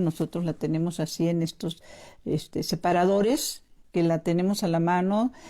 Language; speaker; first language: Spanish; native; Spanish